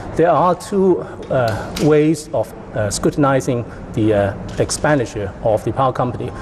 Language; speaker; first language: English; non-native, local second language; Cantonese